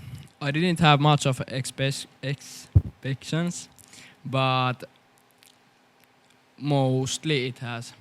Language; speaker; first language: English; non-native, fluent; Finnish